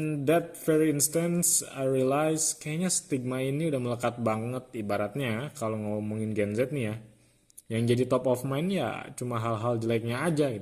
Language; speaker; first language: Indonesian; native; Indonesian